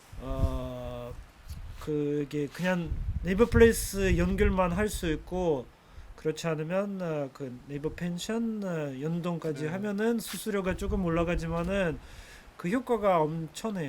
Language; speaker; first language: Korean; non-native, fluent; Russian